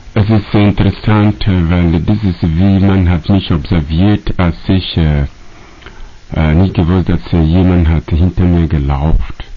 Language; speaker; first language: German; non-native, learner; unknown